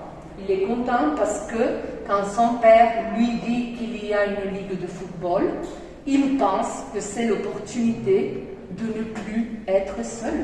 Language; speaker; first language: French; non-native, fluent; Spanish